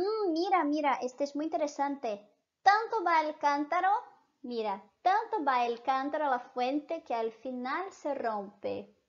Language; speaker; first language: Spanish; non-native, fluent; Portuguese